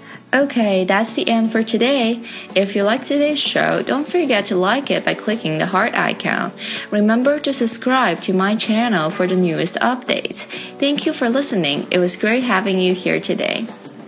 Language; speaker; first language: English; non-native, fluent; Chinese